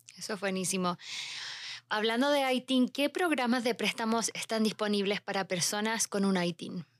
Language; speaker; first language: Spanish; native; Spanish